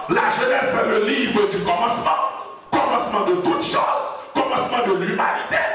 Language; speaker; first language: French; non-native, local second language; Haitian Creole